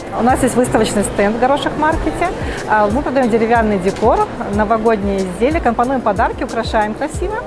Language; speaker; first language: Russian; native; Russian